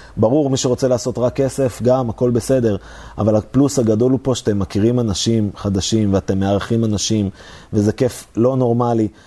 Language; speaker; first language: Hebrew; native; Hebrew